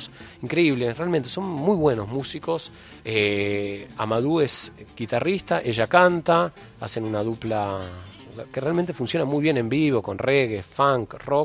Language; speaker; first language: Spanish; native; Spanish